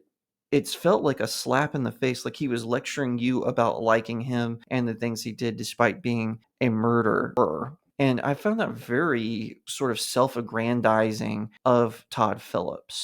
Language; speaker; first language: English; native; English